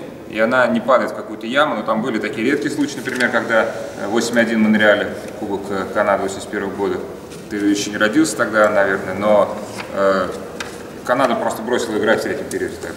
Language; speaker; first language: Russian; native; Russian